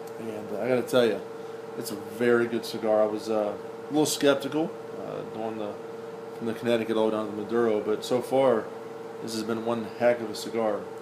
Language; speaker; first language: English; native; English